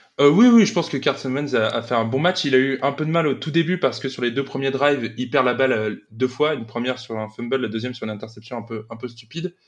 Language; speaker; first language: French; native; French